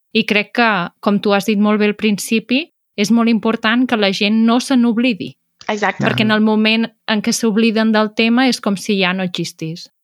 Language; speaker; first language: Catalan; native; Catalan